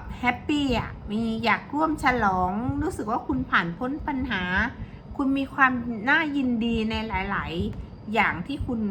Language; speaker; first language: Thai; native; Thai